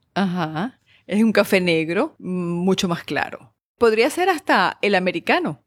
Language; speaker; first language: Spanish; native; Spanish